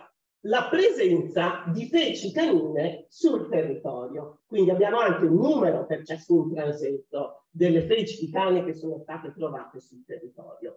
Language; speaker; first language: Italian; native; Italian